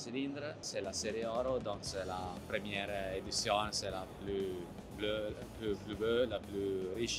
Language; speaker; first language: French; non-native, learner; Italian